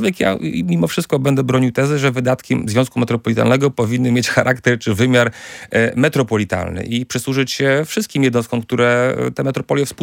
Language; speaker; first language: Polish; native; Polish